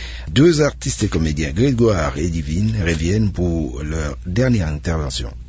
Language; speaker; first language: French; non-native, local second language; Lingala